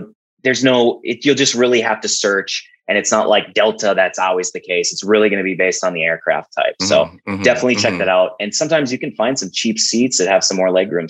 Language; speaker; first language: English; native; English